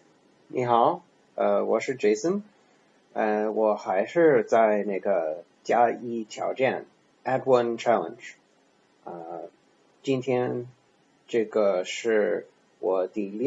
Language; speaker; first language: Chinese; non-native, learner; English